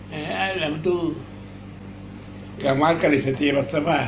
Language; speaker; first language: Hebrew; non-native, learner; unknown